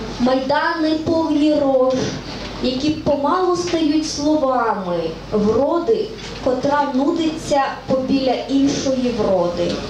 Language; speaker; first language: Ukrainian; native; Ukrainian